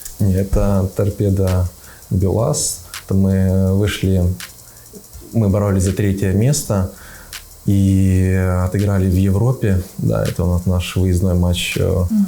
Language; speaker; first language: Russian; native; Russian